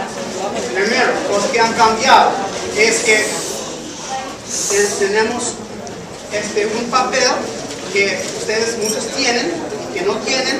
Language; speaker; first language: Spanish; early bilingual, heritage; English